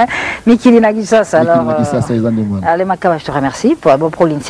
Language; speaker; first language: French; non-native, local second language; Lingala